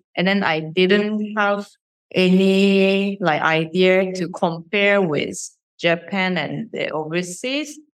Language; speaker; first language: English; non-native, fluent; Japanese